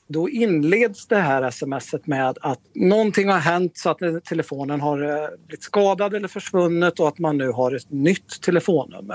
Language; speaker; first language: Swedish; native; Swedish